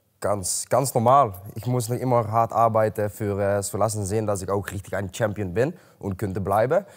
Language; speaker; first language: German; non-native, learner; Dutch